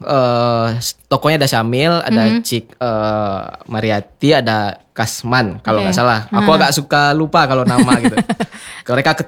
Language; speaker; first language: Indonesian; native; Indonesian